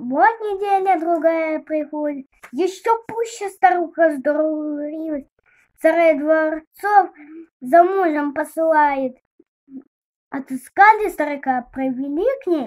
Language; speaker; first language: Russian; native; Russian